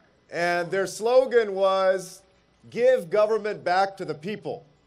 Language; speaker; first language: English; early bilingual, other home language; Spanish